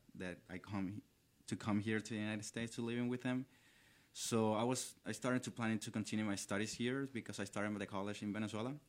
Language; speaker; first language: English; non-native, learner; Spanish